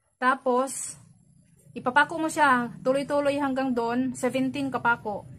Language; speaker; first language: Filipino; native; Filipino